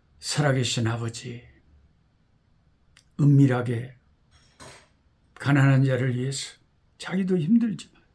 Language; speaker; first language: Korean; native; Korean